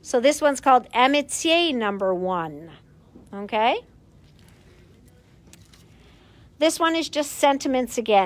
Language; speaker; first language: English; native; English